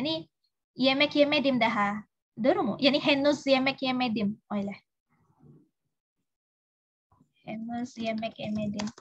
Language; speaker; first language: Turkish; non-native, learner; Indonesian